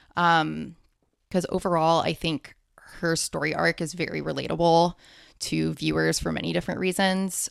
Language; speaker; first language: English; early bilingual, other home language; Hindi